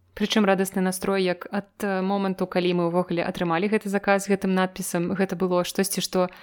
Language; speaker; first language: Belarusian; non-native, local second language; Russian